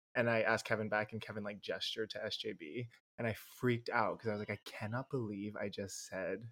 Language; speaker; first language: English; native; English